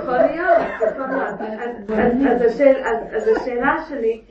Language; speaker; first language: Hebrew; non-native, learner; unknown